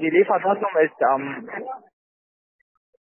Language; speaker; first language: German; non-native, learner; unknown